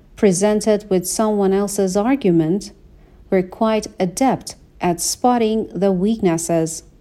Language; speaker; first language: English; non-native, fluent; Persian